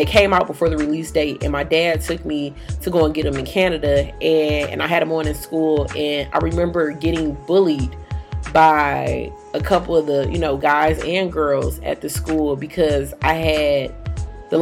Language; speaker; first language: English; native; English